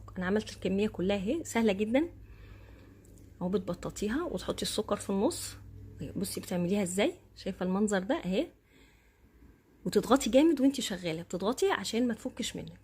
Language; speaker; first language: Arabic; native; Arabic